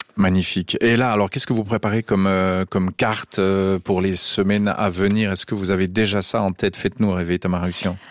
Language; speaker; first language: French; native; French